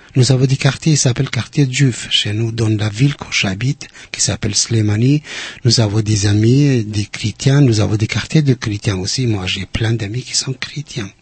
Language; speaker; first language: French; non-native, fluent; Central Kurdish